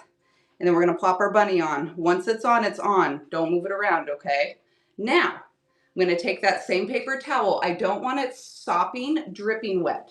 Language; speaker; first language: English; native; English